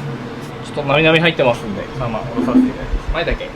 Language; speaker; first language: Japanese; native; Japanese